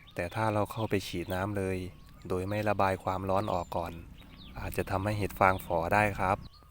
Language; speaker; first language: Thai; non-native, local second language; Northeastern Thai